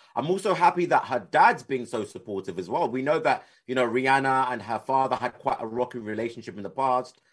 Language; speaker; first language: English; native; English